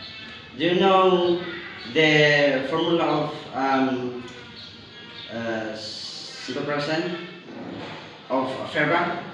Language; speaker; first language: English; non-native, learner; Indonesian